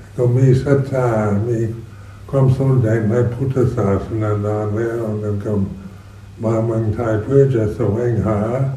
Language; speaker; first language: Thai; non-native, fluent; English